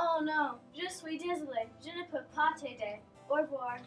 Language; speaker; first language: French; non-native, learner; English